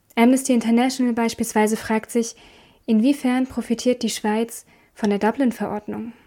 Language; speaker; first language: German; native; German